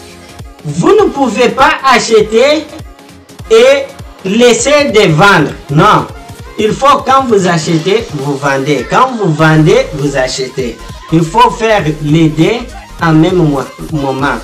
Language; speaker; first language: French; non-native, learner; Portuguese